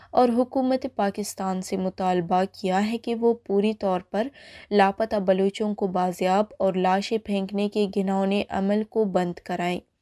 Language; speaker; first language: Urdu; non-native, local second language; Baluchi